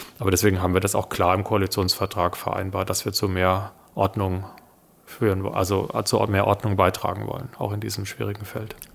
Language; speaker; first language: German; early bilingual, other home language; Italian